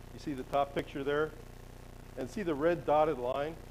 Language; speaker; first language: English; native; English